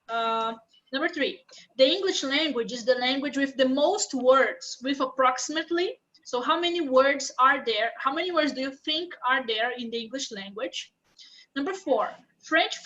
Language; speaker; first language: English; non-native, fluent; Portuguese